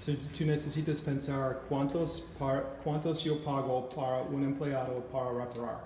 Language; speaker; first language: Spanish; non-native, learner; English